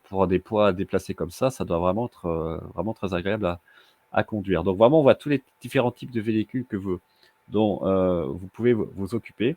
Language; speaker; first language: French; native; French